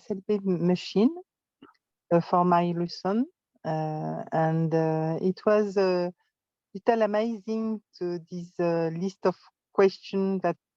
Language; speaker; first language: English; non-native, learner; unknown